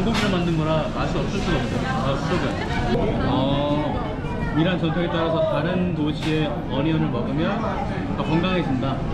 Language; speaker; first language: Korean; native; Korean